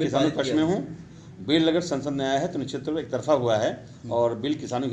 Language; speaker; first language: Hindi; native; Hindi